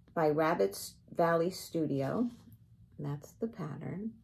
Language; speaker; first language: English; native; English